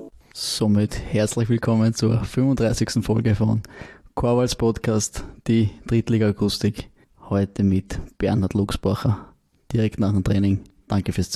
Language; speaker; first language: German; native; German